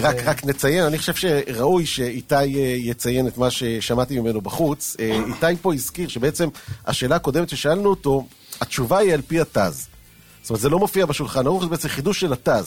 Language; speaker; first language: Hebrew; native; Hebrew